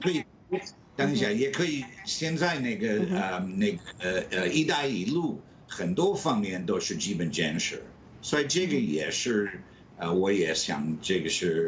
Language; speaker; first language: Chinese; non-native, fluent; English